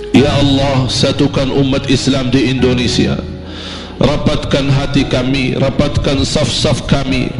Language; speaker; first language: Malay; non-native, fluent; Arabic